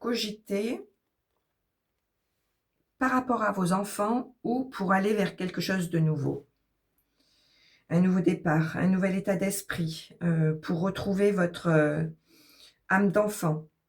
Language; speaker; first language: French; native; French